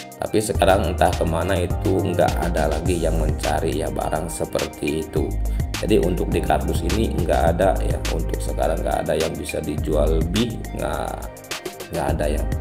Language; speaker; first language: Indonesian; non-native, local second language; Sundanese